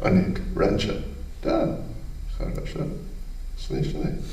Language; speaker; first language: Russian; non-native, learner; English